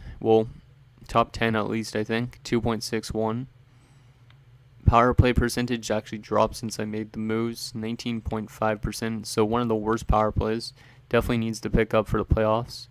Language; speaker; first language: English; native; English